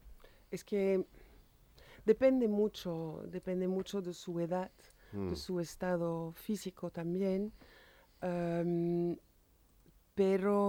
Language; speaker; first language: Spanish; non-native, fluent; French